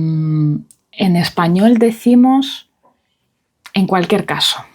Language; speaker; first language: Spanish; non-native, fluent; Russian